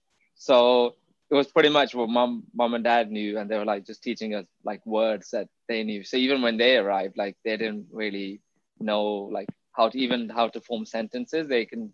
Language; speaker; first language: English; non-native, local second language; Tamil